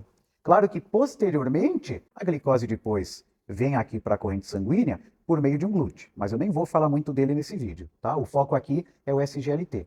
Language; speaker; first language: Portuguese; native; Portuguese